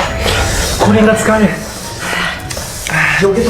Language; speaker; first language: Indonesian; non-native, learner; Japanese